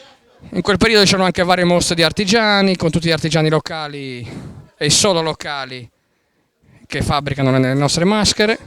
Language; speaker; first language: Italian; native; Italian